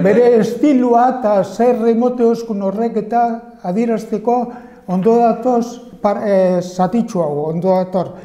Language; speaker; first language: Basque; native; Basque